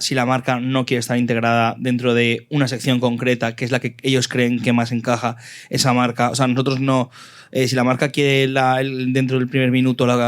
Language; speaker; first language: Spanish; native; Spanish